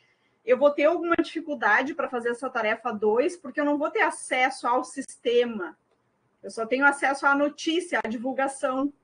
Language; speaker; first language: Portuguese; native; Portuguese